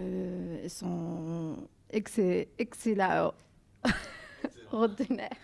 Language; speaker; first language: French; non-native, learner; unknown